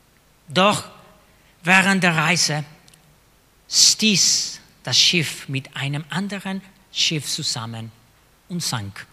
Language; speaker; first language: German; non-native, fluent; Spanish